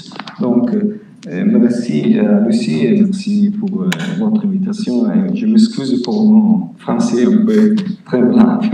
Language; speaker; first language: French; non-native, fluent; Italian